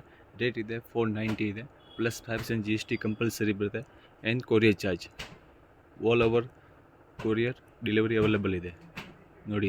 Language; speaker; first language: Kannada; non-native, local second language; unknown